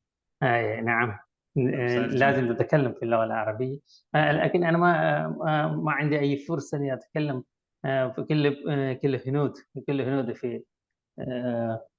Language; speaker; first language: Arabic; non-native, learner; Malayalam